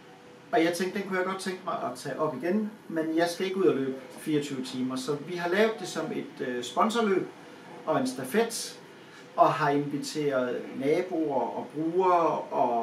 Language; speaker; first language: Danish; native; Danish